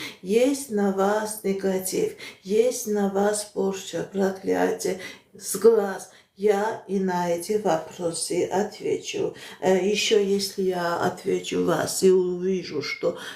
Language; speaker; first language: Russian; non-native, fluent; Armenian